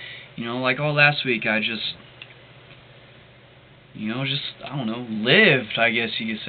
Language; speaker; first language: English; native; English